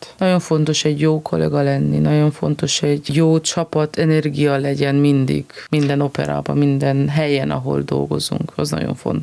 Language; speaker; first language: Hungarian; non-native, fluent; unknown